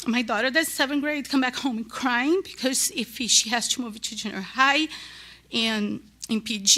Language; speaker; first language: English; non-native, learner; Portuguese